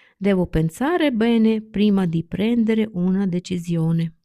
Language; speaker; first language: Italian; non-native, fluent; Ukrainian